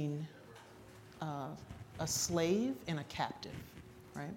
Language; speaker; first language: English; native; English